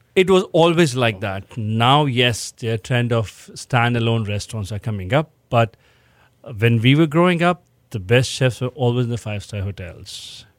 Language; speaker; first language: English; non-native, local second language; Hindi